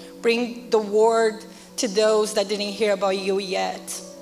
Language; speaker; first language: English; non-native, fluent; Portuguese